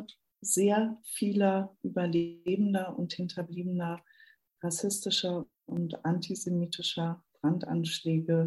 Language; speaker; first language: German; native; German